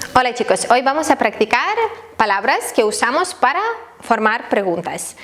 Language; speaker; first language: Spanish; non-native, learner; Ukrainian